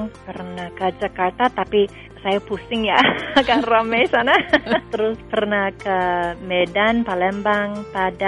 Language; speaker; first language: Indonesian; non-native, fluent; English